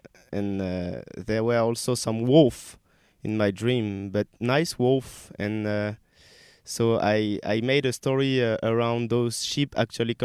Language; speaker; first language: English; non-native, learner; French